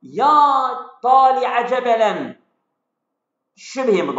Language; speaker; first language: Arabic; non-native, fluent; Turkish